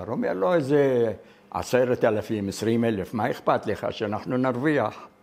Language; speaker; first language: Hebrew; non-native, fluent; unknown